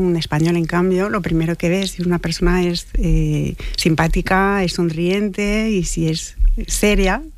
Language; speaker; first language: Spanish; non-native, fluent; French